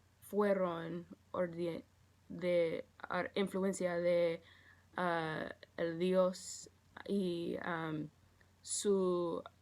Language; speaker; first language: Spanish; non-native, learner; English